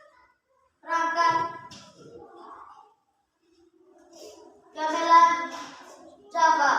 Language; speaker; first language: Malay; non-native, local second language; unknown